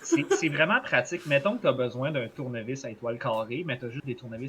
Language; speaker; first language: French; native; French